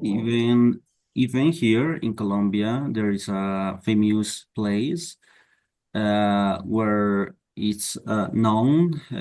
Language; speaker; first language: English; non-native, learner; Spanish